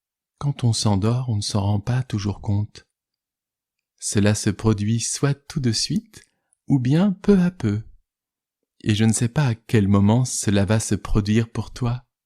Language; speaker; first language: French; native; French